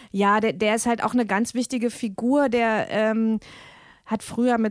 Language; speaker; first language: German; native; German